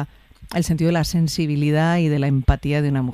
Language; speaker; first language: Spanish; native; Spanish